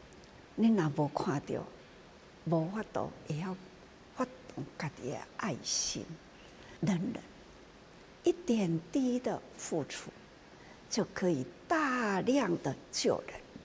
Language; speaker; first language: Chinese; non-native, local second language; Min Nan Chinese